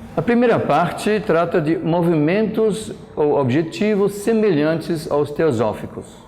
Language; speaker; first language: Portuguese; non-native, fluent; German